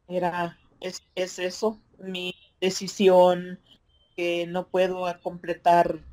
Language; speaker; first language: Spanish; native; Spanish